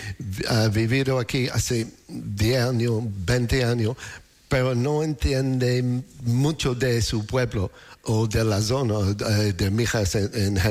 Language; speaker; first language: Spanish; non-native, fluent; English